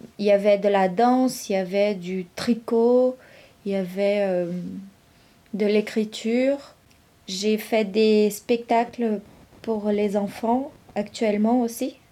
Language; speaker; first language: French; non-native, fluent; Portuguese